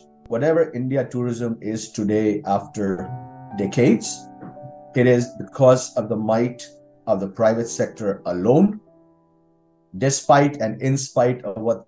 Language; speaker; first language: English; non-native, local second language; Hindi